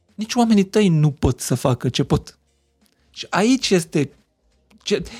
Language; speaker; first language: Romanian; non-native, local second language; Hungarian